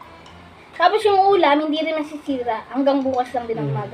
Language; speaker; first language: Filipino; native; Filipino